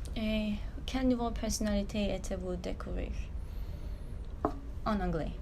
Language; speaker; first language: French; non-native, learner; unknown